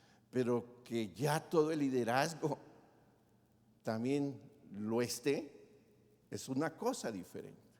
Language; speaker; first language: Spanish; native; Spanish